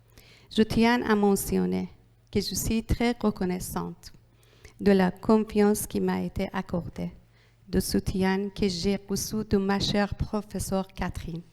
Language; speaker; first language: French; non-native, learner; Persian